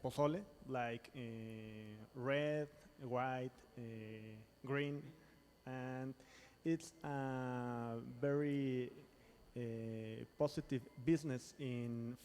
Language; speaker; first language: English; non-native, learner; Spanish